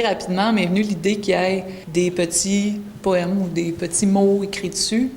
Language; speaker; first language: French; native; French